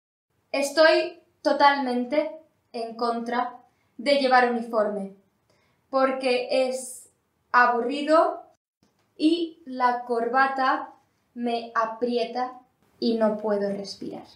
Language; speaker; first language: Spanish; non-native, learner; English